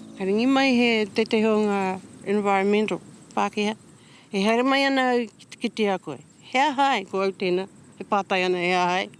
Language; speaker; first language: Māori; native; Māori